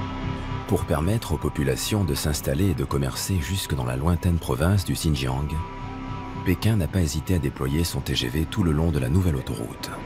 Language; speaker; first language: French; native; French